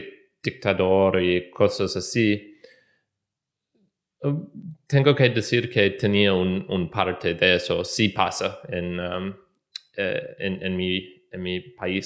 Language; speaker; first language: Spanish; non-native, learner; English